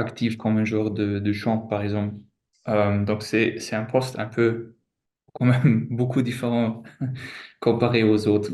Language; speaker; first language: French; non-native, fluent; German